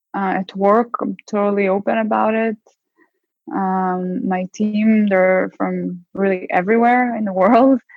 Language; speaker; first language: English; non-native, fluent; Hebrew